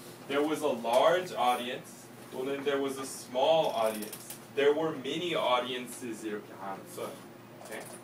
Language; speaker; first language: English; native; English